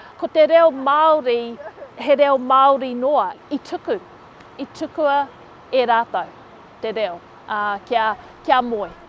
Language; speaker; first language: Māori; non-native, local second language; English